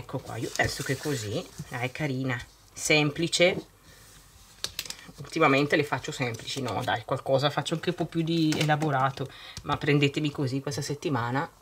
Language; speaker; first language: Italian; native; Italian